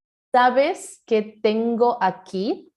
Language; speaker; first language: Spanish; non-native, fluent; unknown